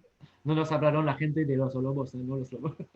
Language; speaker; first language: Spanish; non-native, fluent; French